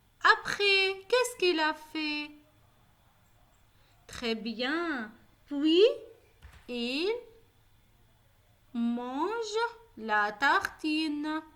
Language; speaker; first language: French; non-native, local second language; Arabic